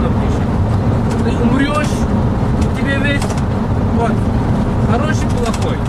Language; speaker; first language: Russian; non-native, learner; Turkish